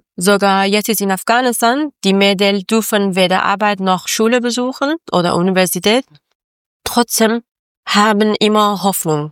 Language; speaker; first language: German; non-native, learner; Persian